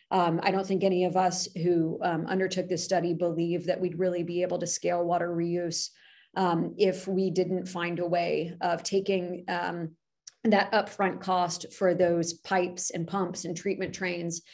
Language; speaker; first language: English; native; English